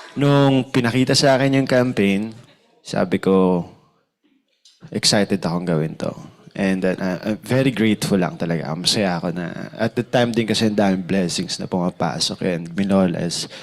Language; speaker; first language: Filipino; native; Filipino